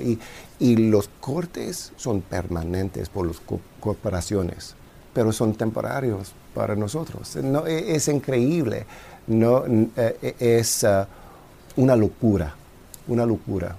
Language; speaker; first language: Spanish; non-native, fluent; English